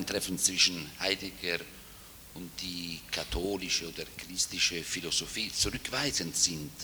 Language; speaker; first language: German; non-native, fluent; Italian